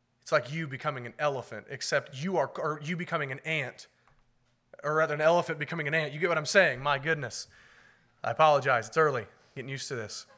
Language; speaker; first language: English; native; English